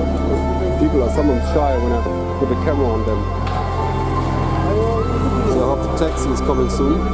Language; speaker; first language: English; non-native, fluent; German